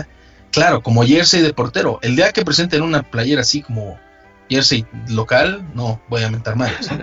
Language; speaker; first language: Spanish; native; Spanish